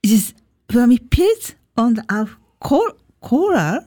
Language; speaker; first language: German; non-native, learner; Japanese